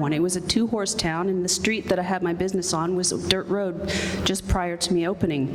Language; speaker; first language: English; native; English